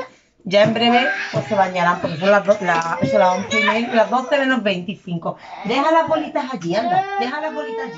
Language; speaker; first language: Spanish; native; Spanish